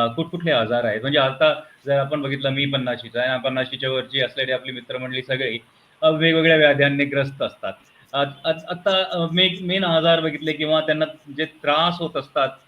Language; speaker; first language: Marathi; non-native, local second language; Punjabi